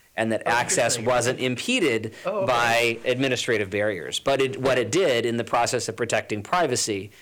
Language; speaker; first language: English; native; English